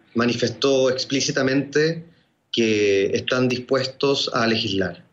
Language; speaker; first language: Spanish; native; Spanish